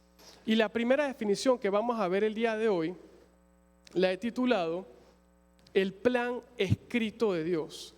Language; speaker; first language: Spanish; native; Spanish